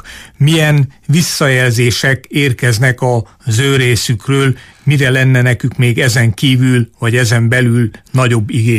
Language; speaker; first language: Hungarian; native; Hungarian